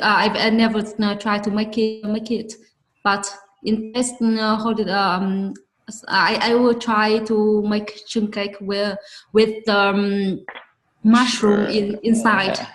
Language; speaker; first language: English; non-native, learner; Vietnamese